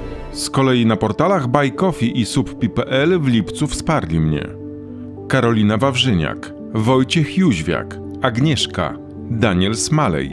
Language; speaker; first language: Polish; native; Polish